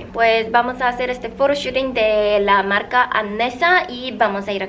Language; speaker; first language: Spanish; non-native, learner; Korean